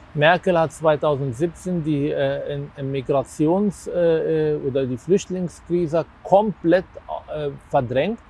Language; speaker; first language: German; non-native, fluent; Arabic